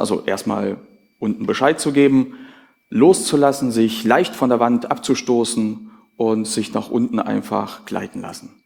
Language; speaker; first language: German; native; German